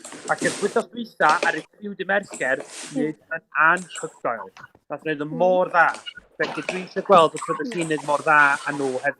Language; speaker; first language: Welsh; native; Welsh